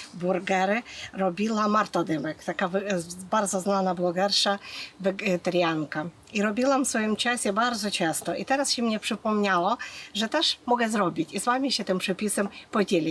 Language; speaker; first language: Polish; non-native, fluent; Ukrainian